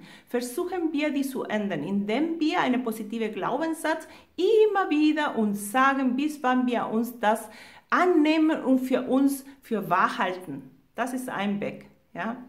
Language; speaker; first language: German; non-native, fluent; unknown